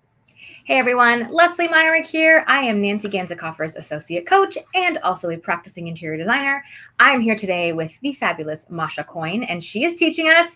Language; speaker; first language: English; native; English